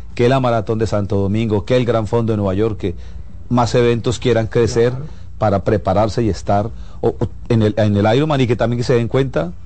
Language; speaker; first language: Spanish; native; Spanish